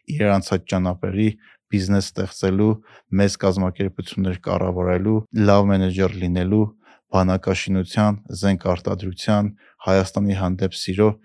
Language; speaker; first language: Armenian; native; Armenian